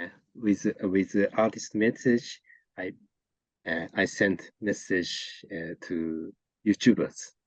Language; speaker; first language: English; non-native, learner; Japanese